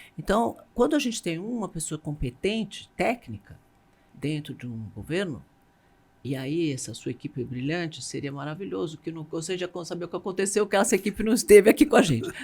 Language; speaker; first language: Portuguese; native; Portuguese